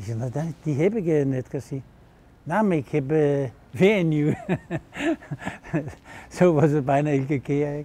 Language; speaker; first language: Dutch; non-native, fluent; Danish